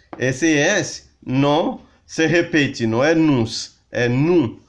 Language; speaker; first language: Portuguese; non-native, learner; Haitian Creole